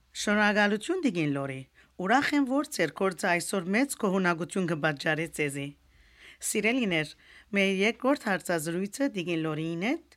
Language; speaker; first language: Armenian; early bilingual, heritage; Armenian